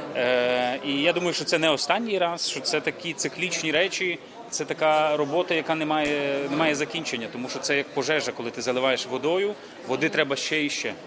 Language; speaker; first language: Ukrainian; native; Ukrainian